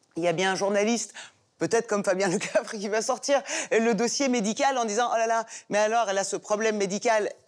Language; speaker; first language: French; non-native, fluent; Persian